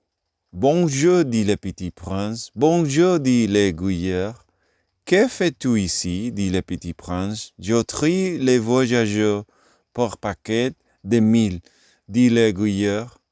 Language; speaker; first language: French; non-native, learner; English